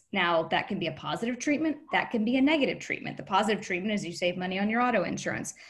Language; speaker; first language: English; native; English